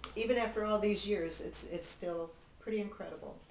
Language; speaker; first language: English; native; English